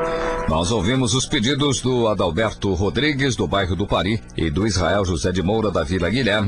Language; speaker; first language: Portuguese; native; Portuguese